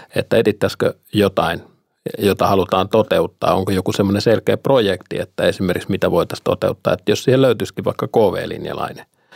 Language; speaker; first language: Finnish; native; Finnish